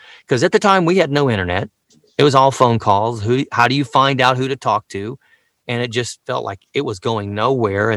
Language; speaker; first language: English; native; English